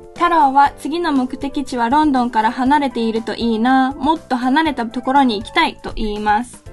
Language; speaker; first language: Japanese; native; Japanese